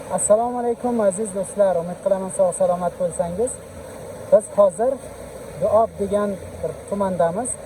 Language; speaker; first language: Uzbek; native; Uzbek